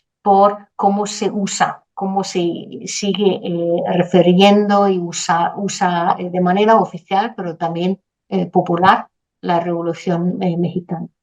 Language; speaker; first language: Spanish; non-native, fluent; Danish